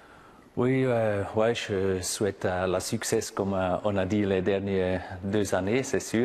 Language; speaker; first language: French; non-native, local second language; German